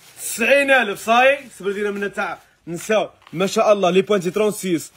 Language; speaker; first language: Arabic; native; Arabic